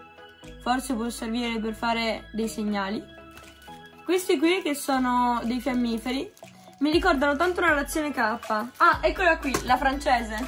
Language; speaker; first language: Italian; native; Italian